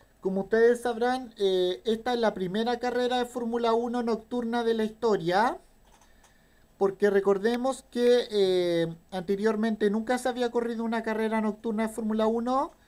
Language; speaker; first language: Spanish; native; Spanish